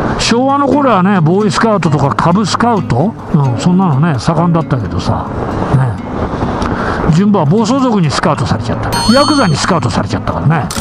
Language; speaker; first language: Japanese; native; Japanese